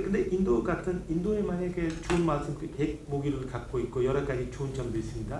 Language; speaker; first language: Korean; non-native, learner; Hindi